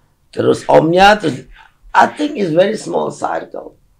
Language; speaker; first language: English; non-native, fluent; Indonesian